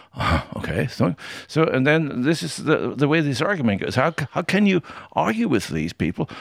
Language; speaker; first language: English; non-native, fluent; German